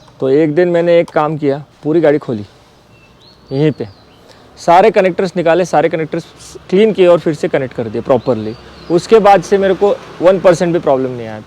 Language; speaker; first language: Hindi; non-native, local second language; Marathi